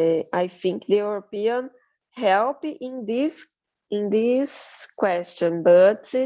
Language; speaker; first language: English; non-native, learner; Portuguese